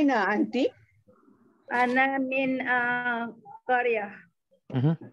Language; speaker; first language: Arabic; non-native, learner; Malay